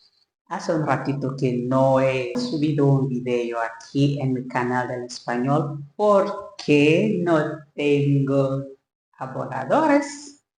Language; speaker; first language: Spanish; non-native, learner; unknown